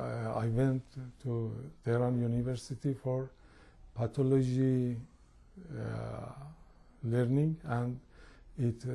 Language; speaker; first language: English; non-native, learner; Persian